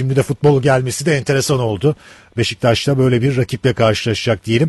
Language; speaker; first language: Turkish; native; Turkish